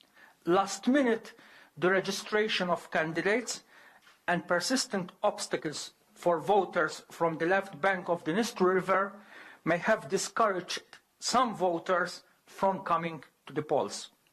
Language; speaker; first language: English; non-native, local second language; Maltese